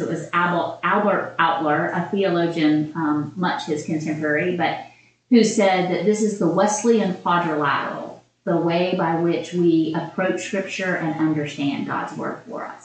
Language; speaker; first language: English; native; English